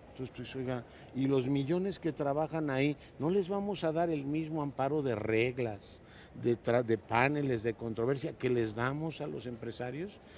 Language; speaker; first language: Spanish; native; Spanish